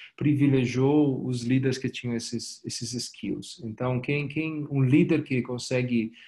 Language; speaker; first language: Portuguese; non-native, fluent; Italian